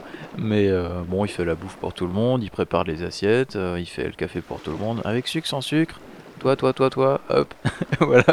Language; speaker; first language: French; native; French